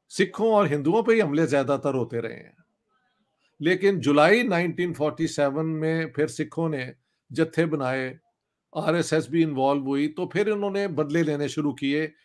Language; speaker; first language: Urdu; non-native, local second language; Punjabi